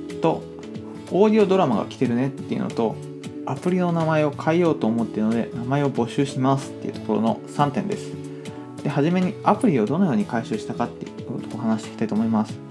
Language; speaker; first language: Japanese; native; Japanese